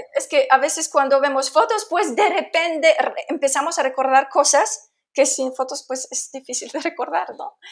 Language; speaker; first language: Spanish; non-native, fluent; Polish